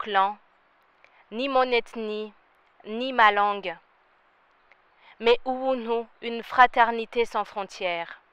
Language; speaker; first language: French; non-native, local second language; Rundi